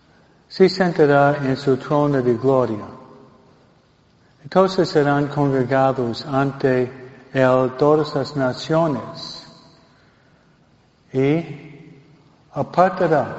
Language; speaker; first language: Spanish; non-native, fluent; English